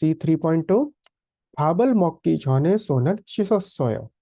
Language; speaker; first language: Korean; non-native, fluent; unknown